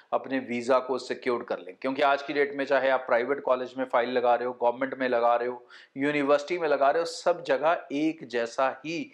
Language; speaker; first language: Hindi; non-native, local second language; Punjabi